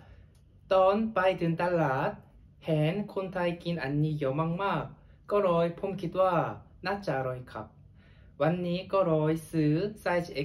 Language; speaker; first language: Thai; non-native, fluent; Korean